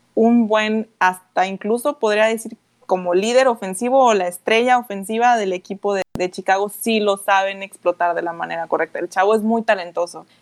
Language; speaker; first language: Spanish; native; Spanish